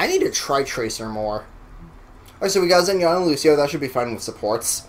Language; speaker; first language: English; native; English